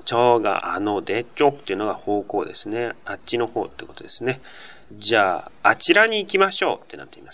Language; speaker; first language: Japanese; native; Japanese